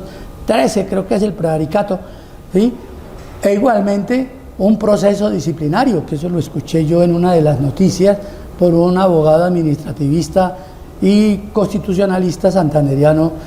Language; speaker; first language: Spanish; native; Spanish